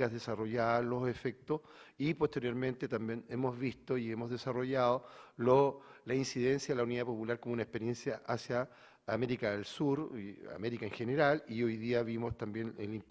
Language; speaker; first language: Spanish; native; Spanish